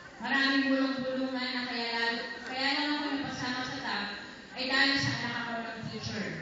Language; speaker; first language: Filipino; native; Filipino